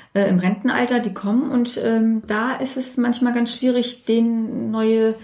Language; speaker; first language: German; native; German